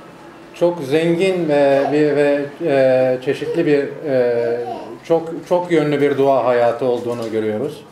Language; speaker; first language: Turkish; native; Turkish